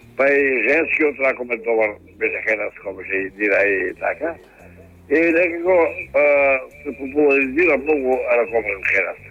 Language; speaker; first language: Macedonian; non-native, local second language; Albanian